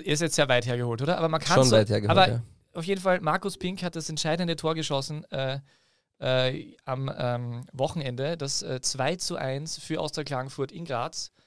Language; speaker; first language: German; native; German